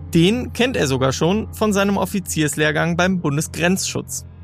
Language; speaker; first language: German; native; German